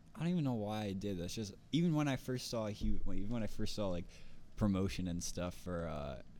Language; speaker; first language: English; native; English